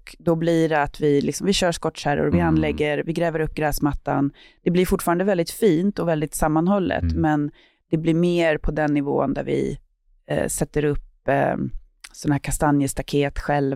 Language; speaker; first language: Swedish; native; Swedish